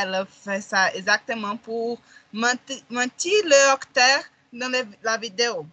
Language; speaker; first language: French; non-native, learner; Portuguese